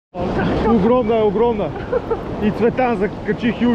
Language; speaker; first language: Bulgarian; native; Bulgarian